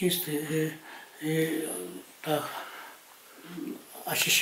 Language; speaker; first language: Russian; non-native, local second language; Yakut